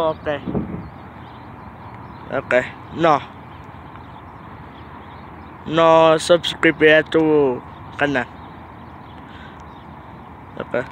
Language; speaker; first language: Spanish; early bilingual, heritage; English